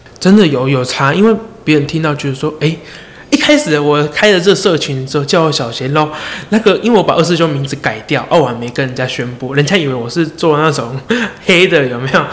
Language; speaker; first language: Chinese; native; Chinese